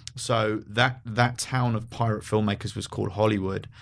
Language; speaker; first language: English; native; English